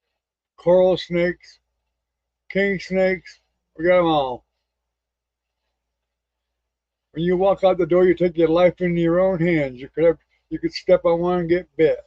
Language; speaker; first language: English; native; English